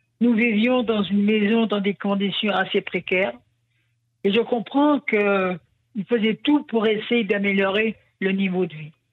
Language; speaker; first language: French; non-native, local second language; Yiddish